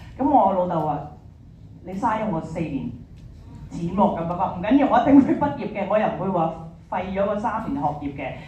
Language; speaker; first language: Cantonese; early bilingual, heritage; Cantonese